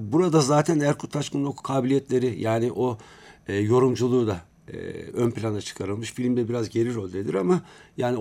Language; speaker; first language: Turkish; native; Turkish